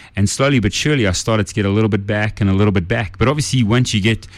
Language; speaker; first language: English; native; English